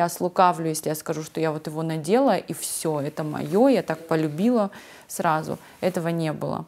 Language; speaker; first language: Russian; non-native, local second language; Ossetic